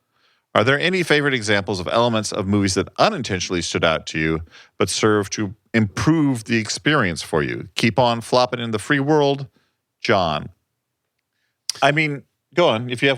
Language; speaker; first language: English; native; English